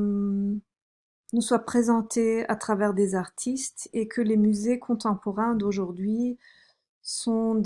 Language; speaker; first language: French; non-native, fluent; German